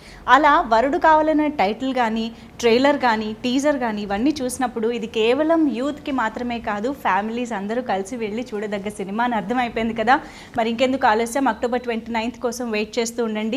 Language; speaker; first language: Telugu; native; Telugu